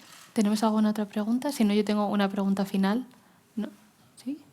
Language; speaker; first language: Spanish; native; Spanish